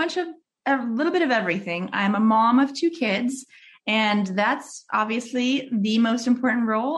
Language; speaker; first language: English; early bilingual, other home language; Russian